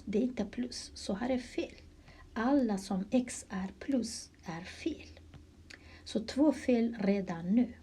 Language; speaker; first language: Swedish; non-native, fluent; Kurdish